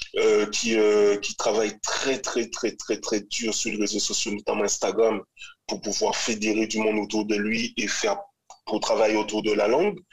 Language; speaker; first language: French; native; French